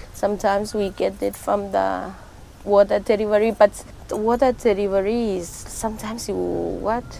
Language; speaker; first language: English; non-native, fluent; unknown